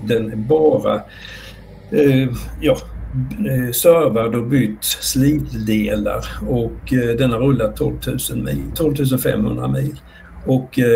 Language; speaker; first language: Swedish; native; Swedish